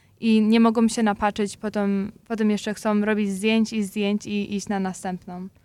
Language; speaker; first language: Polish; early bilingual, heritage; Polish